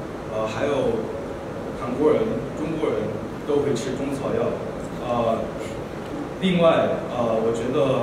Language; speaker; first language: Chinese; non-native, fluent; Korean